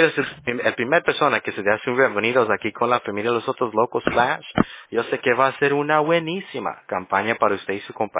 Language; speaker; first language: Spanish; early bilingual, heritage; English